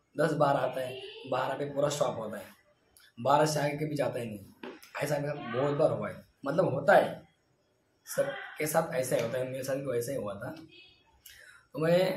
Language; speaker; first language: Hindi; non-native, local second language; Marathi